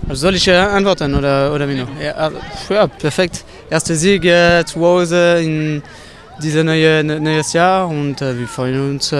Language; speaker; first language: German; non-native, fluent; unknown